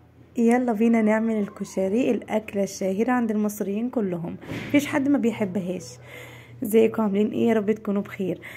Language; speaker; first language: Arabic; native; Arabic